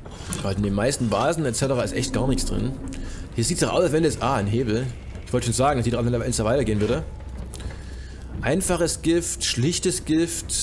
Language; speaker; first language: German; native; German